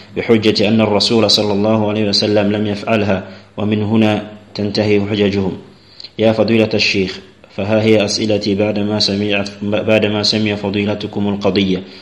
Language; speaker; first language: Arabic; non-native, fluent; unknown